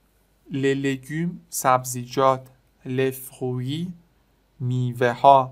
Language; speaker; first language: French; non-native, fluent; Persian